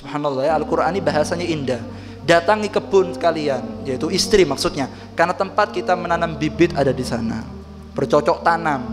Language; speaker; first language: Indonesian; non-native, local second language; Javanese